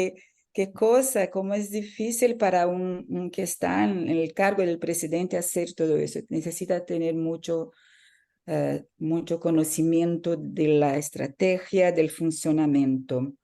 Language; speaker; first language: Spanish; non-native, fluent; Portuguese